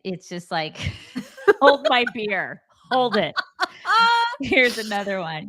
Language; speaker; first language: English; native; English